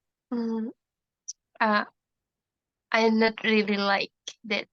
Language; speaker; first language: English; non-native, learner; Indonesian